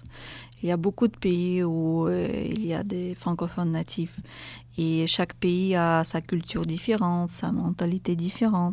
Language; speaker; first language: French; non-native, fluent; Russian